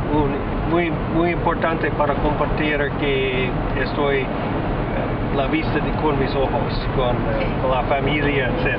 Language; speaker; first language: Spanish; non-native, learner; Portuguese